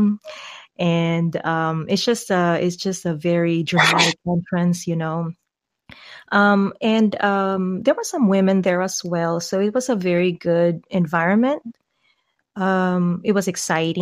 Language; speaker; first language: English; non-native, local second language; Filipino